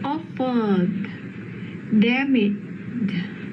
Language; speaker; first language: English; non-native, learner; Vietnamese